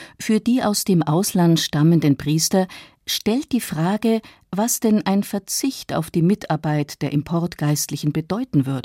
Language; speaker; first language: German; native; German